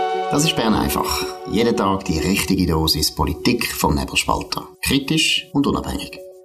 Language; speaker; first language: German; native; German